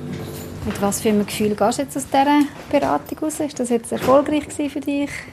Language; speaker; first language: German; native; German